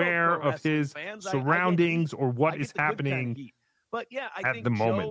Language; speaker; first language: English; native; English